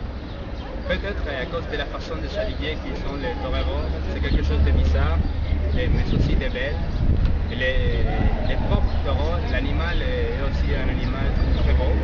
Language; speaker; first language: French; non-native, learner; Spanish